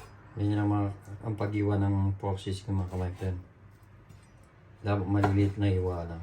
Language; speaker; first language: Filipino; native; Filipino